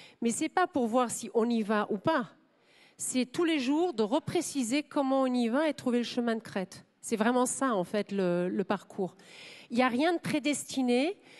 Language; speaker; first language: French; non-native, fluent; German